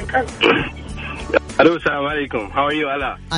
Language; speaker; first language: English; non-native, fluent; Arabic